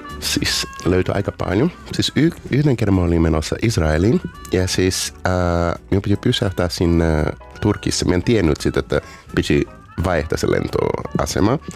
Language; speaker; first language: Finnish; non-native, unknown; Portuguese